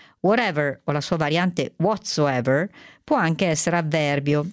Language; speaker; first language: Italian; native; Italian